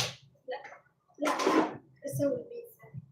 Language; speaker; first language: Arabic; non-native, learner; Tigrinya